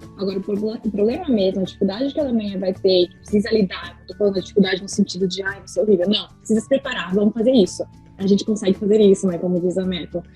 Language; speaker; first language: Portuguese; native; Portuguese